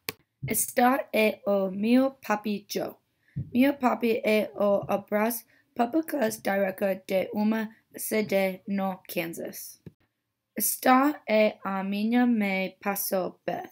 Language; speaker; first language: Portuguese; non-native, learner; English